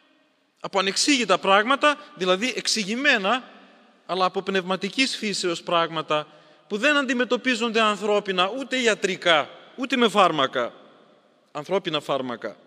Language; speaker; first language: Greek; native; Greek